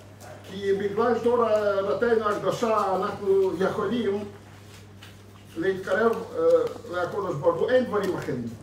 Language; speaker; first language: Hebrew; non-native, fluent; Russian